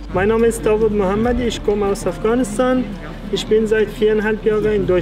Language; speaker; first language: German; non-native, fluent; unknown